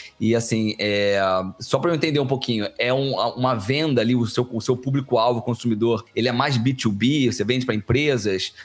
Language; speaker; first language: Portuguese; native; Portuguese